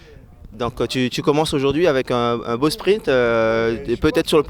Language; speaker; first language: French; native; French